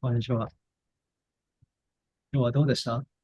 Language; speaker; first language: Japanese; non-native, fluent; English